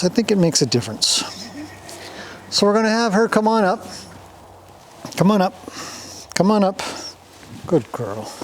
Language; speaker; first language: English; native; English